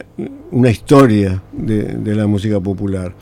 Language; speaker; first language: Spanish; native; Spanish